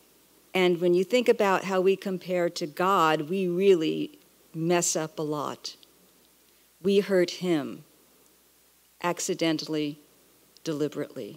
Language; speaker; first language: English; native; English